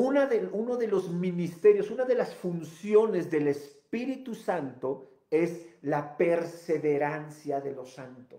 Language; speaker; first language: Spanish; native; Spanish